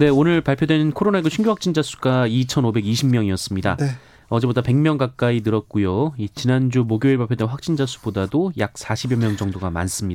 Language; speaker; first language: Korean; native; Korean